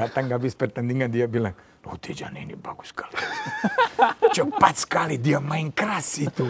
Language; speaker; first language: Indonesian; non-native, fluent; Serbian